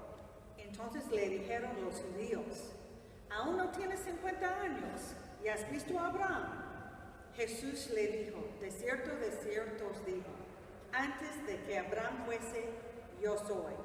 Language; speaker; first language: Spanish; non-native, fluent; English